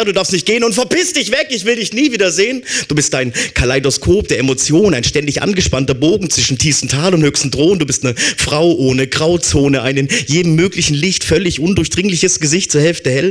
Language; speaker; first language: German; native; German